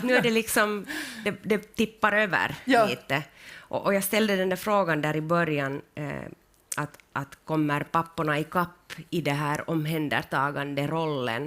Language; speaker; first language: Swedish; native; Swedish